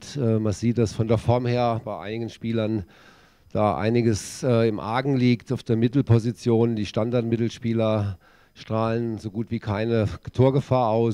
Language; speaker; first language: German; native; German